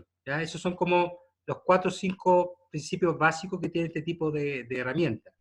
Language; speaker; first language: Spanish; native; Spanish